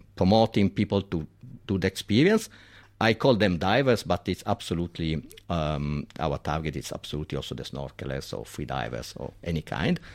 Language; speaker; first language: English; non-native, fluent; Italian